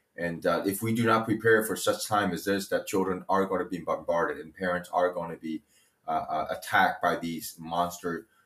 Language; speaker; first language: English; early bilingual, other home language; Chinese